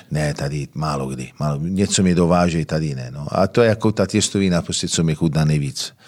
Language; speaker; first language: Czech; non-native, fluent; Italian